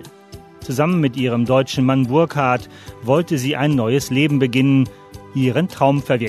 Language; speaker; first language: German; native; German